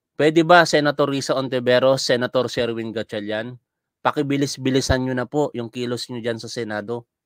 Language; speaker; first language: Filipino; native; Filipino